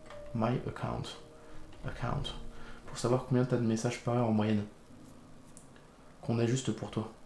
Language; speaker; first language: French; native; French